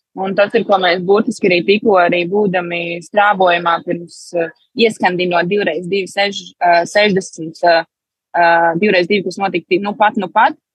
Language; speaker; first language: Latvian; early bilingual, heritage; Latvian